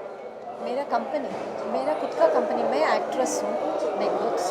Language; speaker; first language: Hindi; non-native, local second language; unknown